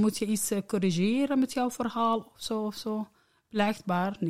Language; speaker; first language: Dutch; non-native, learner; Arabic